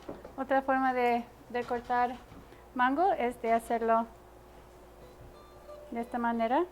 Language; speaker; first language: Spanish; early bilingual, heritage; Spanish